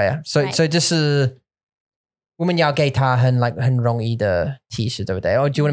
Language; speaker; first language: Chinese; non-native, learner; English